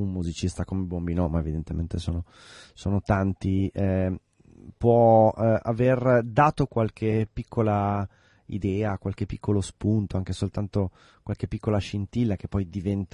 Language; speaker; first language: Italian; native; Italian